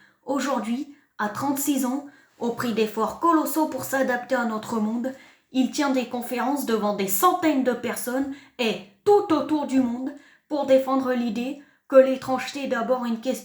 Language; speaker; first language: French; native; French